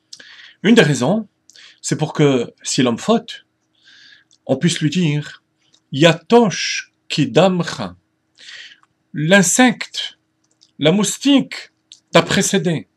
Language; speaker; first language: French; native; French